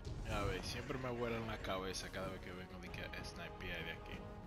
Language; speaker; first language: Spanish; native; Spanish